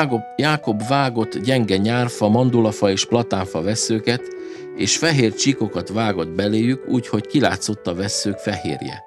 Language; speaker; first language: Hungarian; native; Hungarian